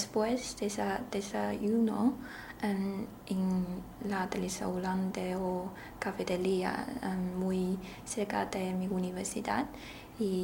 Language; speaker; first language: Spanish; non-native, learner; Chinese